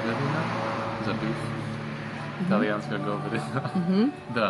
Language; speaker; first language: Croatian; non-native, learner; English